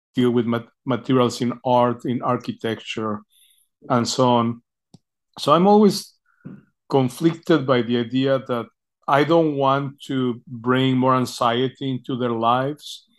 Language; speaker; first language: English; non-native, fluent; Spanish